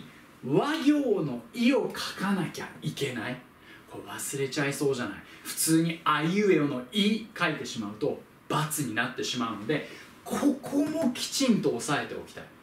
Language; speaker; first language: Japanese; native; Japanese